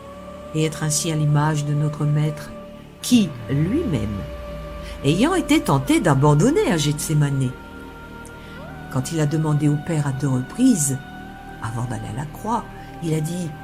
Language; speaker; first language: French; native; French